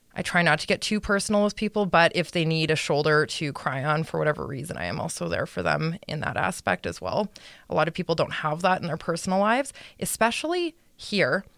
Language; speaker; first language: English; native; English